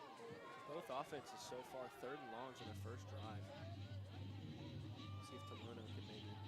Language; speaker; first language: English; native; English